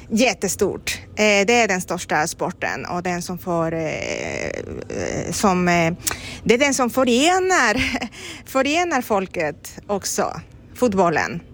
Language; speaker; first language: Swedish; non-native, fluent; Spanish